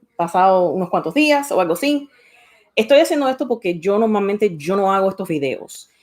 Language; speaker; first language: Spanish; early bilingual, heritage; Spanish